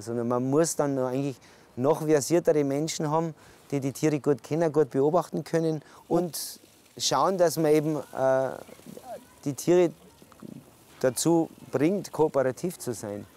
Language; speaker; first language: German; native; German